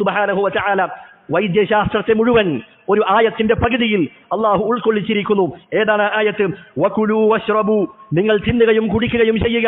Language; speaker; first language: Malayalam; native; Malayalam